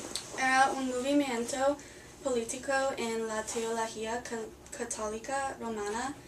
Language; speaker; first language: Spanish; non-native, learner; English